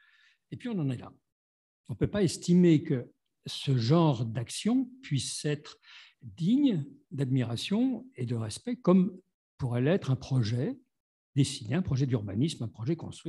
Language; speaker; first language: French; native; French